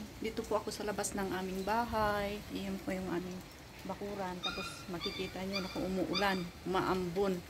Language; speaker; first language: Filipino; non-native, local second language; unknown